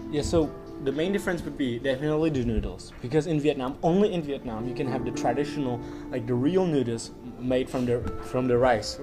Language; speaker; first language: English; non-native, fluent; Vietnamese